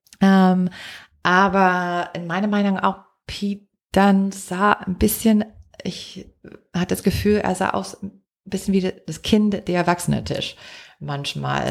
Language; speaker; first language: German; non-native, fluent; English